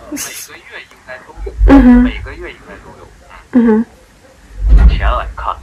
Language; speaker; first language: Chinese; native; Chinese